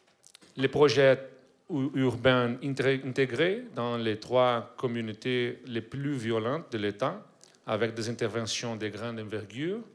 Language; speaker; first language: French; non-native, learner; Portuguese